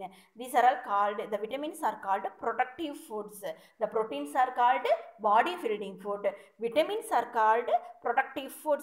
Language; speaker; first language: English; non-native, local second language; Tamil